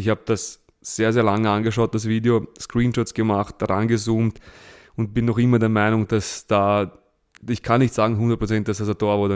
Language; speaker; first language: German; early bilingual, other home language; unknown